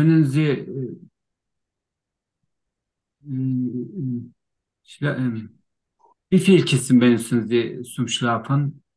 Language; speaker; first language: German; non-native, learner; Turkish